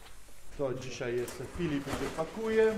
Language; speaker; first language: Polish; non-native, learner; Italian